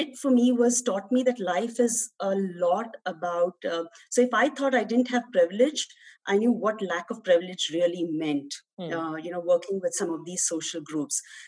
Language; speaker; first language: English; non-native, local second language; Hindi